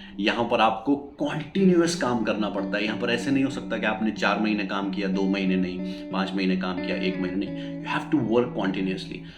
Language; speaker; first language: Hindi; native; Hindi